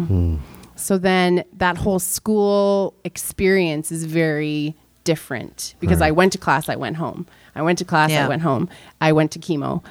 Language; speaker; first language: English; non-native, fluent; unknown